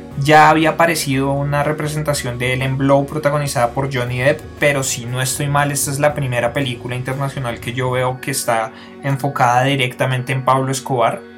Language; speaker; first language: Spanish; native; Spanish